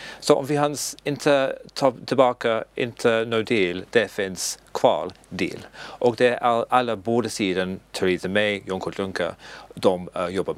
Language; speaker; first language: Swedish; non-native, learner; English